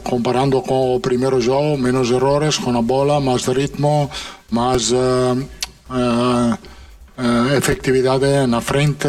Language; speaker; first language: Portuguese; non-native, fluent; Italian